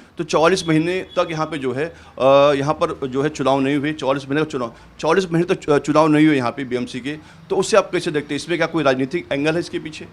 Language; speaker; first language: Hindi; native; Hindi